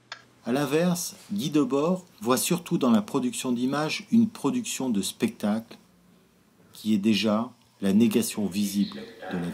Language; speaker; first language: French; native; French